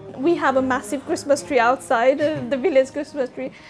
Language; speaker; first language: English; non-native, local second language; Nepali